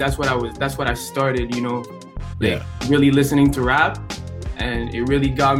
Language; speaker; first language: English; non-native, fluent; French